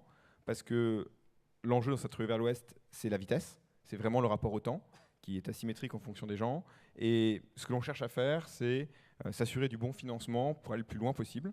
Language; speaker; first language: French; native; French